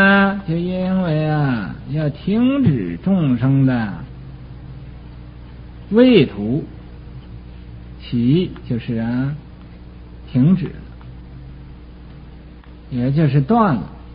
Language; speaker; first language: Chinese; native; Chinese